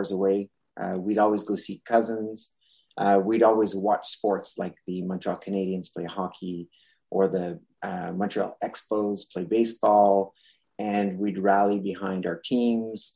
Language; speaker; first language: English; non-native, fluent; French